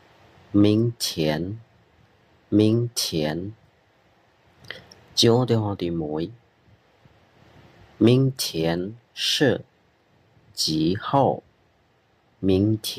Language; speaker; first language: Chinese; non-native, fluent; Khmer